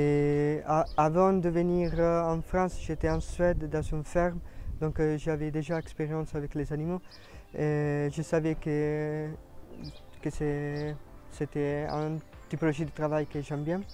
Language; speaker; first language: French; non-native, learner; Italian